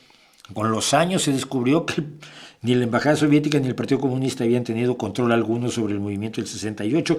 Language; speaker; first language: Spanish; native; Spanish